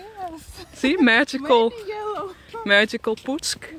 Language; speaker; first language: English; non-native, fluent; Dutch